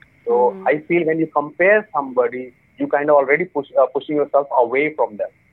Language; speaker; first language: English; non-native, local second language; Hindi